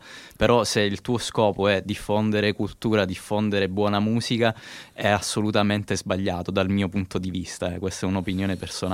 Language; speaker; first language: Italian; native; Italian